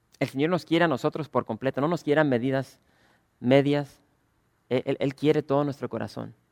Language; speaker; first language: Spanish; early bilingual, other home language; English